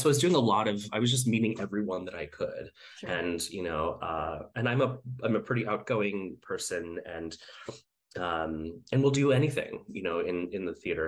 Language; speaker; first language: English; native; English